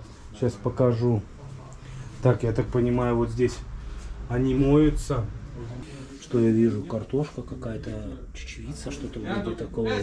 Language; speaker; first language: Russian; native; Russian